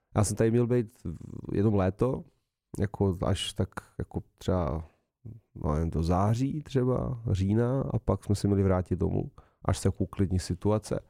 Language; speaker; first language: Czech; non-native, fluent; Serbian